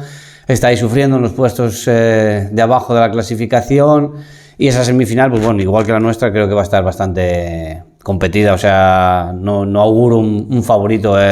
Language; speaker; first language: Spanish; native; Spanish